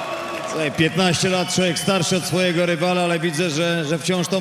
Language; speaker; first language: Polish; native; Polish